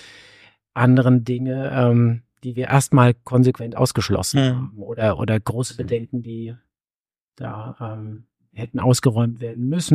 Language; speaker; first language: German; native; German